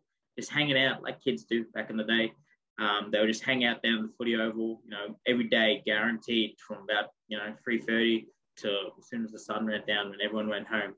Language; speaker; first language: English; non-native, local second language; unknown